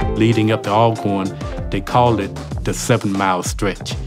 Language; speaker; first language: English; native; English